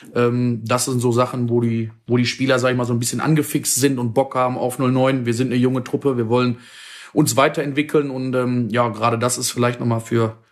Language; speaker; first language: German; native; German